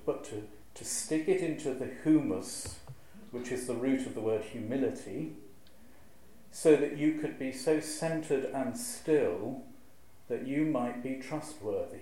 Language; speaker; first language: English; native; English